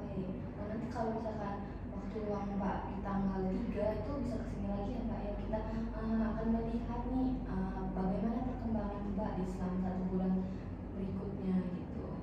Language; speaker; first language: Indonesian; native; Indonesian